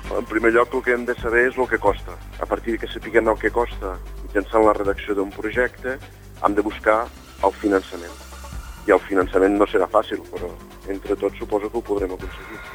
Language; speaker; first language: Catalan; native; Catalan